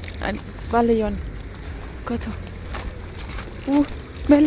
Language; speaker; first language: Finnish; non-native, learner; Thai